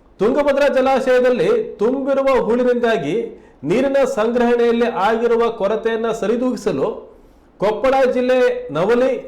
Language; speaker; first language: Kannada; native; Kannada